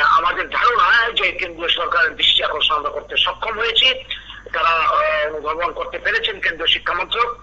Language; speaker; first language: Bangla; native; Bangla